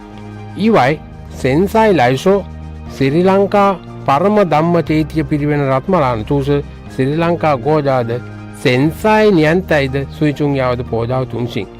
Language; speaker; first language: Chinese; non-native, learner; Sinhala